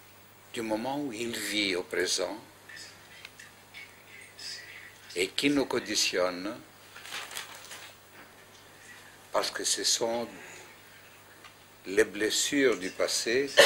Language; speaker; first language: French; non-native, fluent; Greek